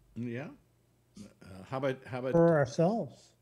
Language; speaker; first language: English; native; English